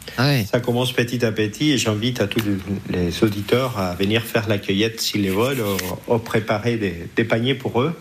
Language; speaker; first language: French; non-native, fluent; Spanish